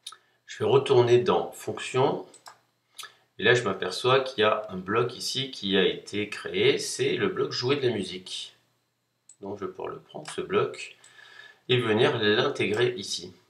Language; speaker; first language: French; native; French